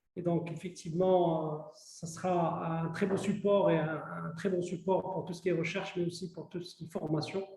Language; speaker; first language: French; non-native, local second language; Arabic